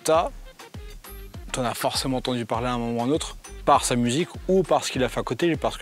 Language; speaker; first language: French; native; French